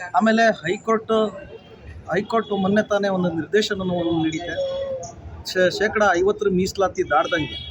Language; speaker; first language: Kannada; non-native, local second language; Lambadi